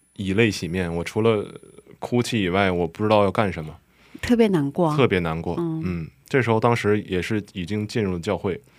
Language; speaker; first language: Chinese; native; Chinese